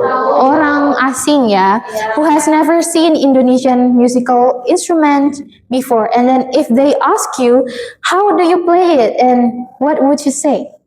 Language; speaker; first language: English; non-native, fluent; Indonesian